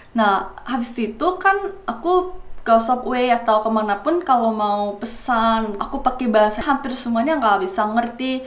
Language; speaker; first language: Indonesian; non-native, fluent; Korean